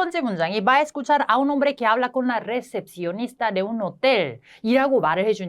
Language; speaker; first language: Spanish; non-native, fluent; Korean